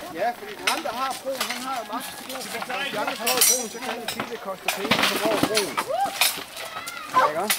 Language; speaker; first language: Danish; native; Danish